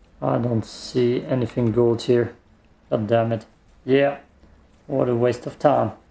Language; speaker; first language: English; non-native, fluent; German